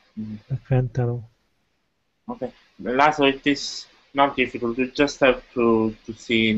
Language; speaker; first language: English; non-native, fluent; Italian